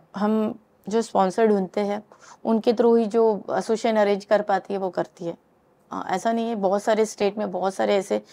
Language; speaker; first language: Hindi; native; Hindi